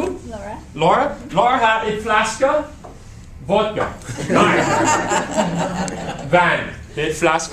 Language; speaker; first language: Danish; non-native, learner; English